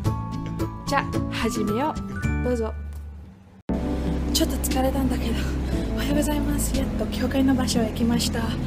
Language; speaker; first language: Japanese; non-native, learner; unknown